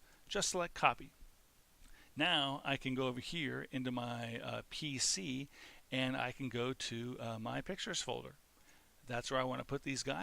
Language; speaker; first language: English; native; English